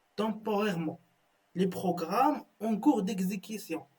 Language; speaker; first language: French; non-native, local second language; Arabic